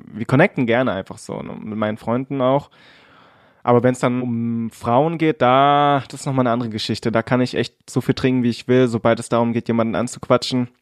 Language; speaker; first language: German; early bilingual, other home language; Vietnamese